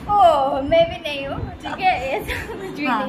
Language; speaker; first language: Hindi; non-native, local second language; Nepali